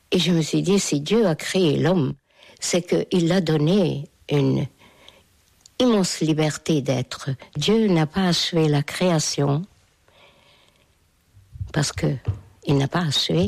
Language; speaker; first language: French; non-native, fluent; Hungarian